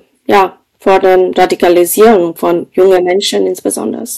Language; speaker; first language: German; non-native, fluent; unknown